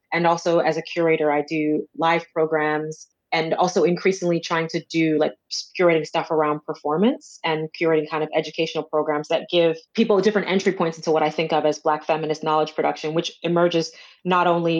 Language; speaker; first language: English; native; English